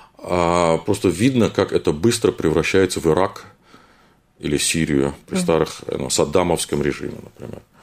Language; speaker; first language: Russian; native; Russian